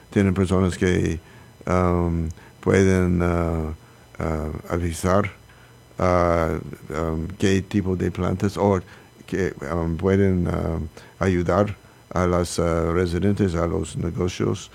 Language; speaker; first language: Spanish; non-native, learner; English